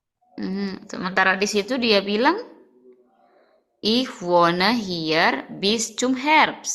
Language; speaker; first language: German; non-native, learner; Indonesian